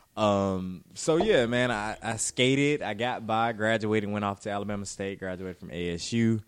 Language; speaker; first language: English; native; English